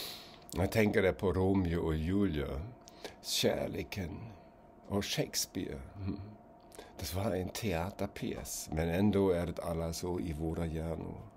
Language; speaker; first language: Swedish; non-native, fluent; German